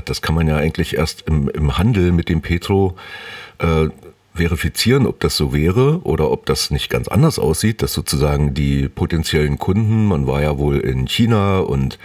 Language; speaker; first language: German; native; German